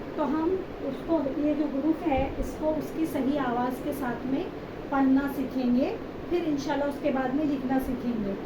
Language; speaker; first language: Hindi; native; Hindi